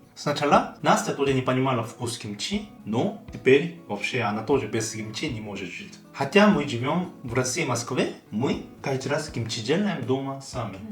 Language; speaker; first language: Russian; non-native, fluent; Korean